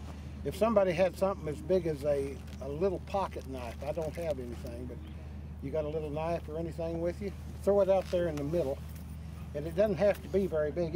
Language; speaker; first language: English; native; English